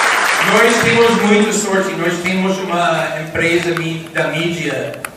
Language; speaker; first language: Portuguese; non-native, fluent; English